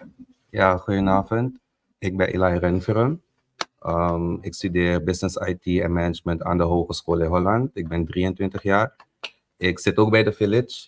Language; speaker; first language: Dutch; native; Dutch